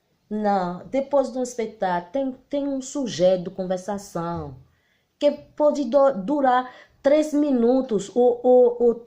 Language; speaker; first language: Portuguese; non-native, learner; Haitian Creole